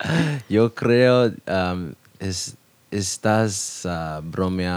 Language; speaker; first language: Spanish; non-native, learner; English